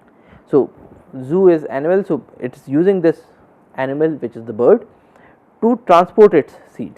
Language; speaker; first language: English; non-native, local second language; Hindi